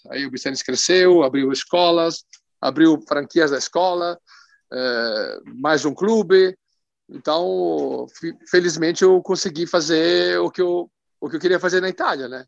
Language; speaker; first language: Portuguese; non-native, fluent; Italian